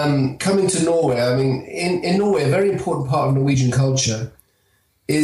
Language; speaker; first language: English; native; English